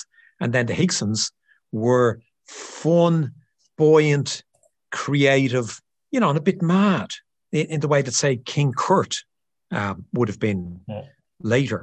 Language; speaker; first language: English; native; English